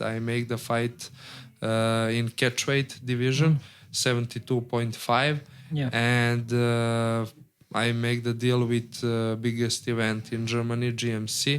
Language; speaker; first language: English; non-native, learner; Serbian